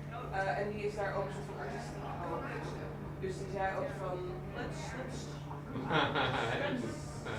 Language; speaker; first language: Dutch; non-native, fluent; English